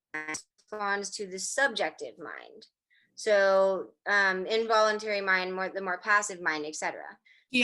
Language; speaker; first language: English; native; English